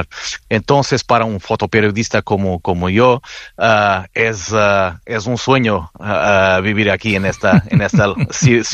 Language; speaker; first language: Spanish; non-native, fluent; Portuguese